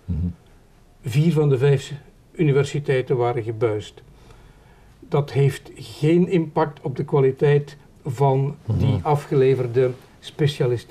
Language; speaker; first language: Dutch; native; Dutch